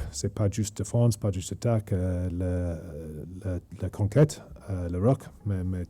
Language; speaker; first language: French; non-native, learner; English